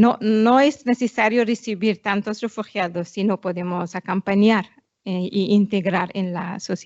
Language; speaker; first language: Spanish; non-native, fluent; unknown